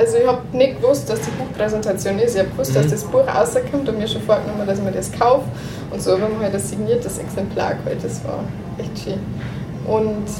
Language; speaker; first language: German; native; German